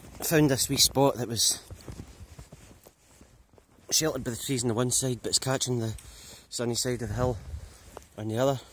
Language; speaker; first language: English; native; English